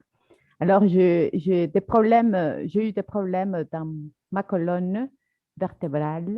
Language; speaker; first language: French; non-native, fluent; Spanish